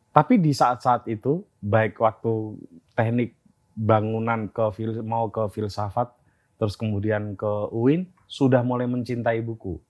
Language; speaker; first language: Indonesian; native; Indonesian